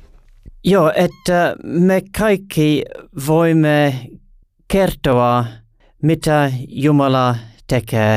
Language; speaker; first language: Finnish; non-native, learner; English